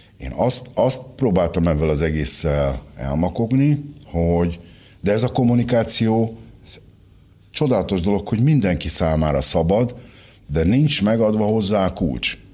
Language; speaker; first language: Hungarian; native; Hungarian